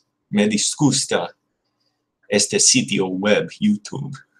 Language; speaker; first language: Spanish; non-native, learner; English